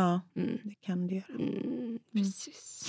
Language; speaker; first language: Swedish; native; Swedish